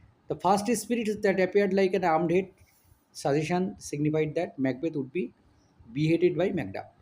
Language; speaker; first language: English; non-native, local second language; Bangla